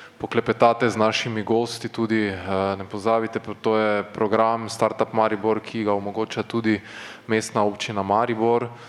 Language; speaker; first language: Slovenian; native; Slovenian